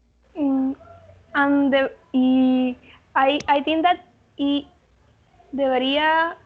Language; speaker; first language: English; non-native, learner; Spanish